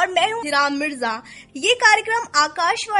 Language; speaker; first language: Hindi; native; Hindi